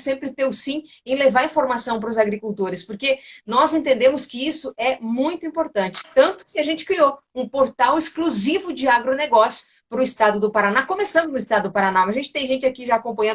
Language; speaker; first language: Portuguese; native; Portuguese